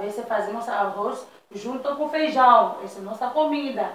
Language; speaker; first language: Portuguese; non-native, learner; Haitian Creole